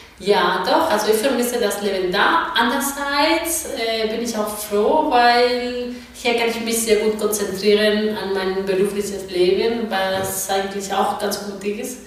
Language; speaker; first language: German; non-native, fluent; Spanish